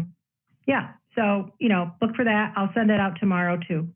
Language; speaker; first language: English; native; English